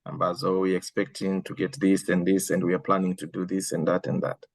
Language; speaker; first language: English; non-native, local second language; Swahili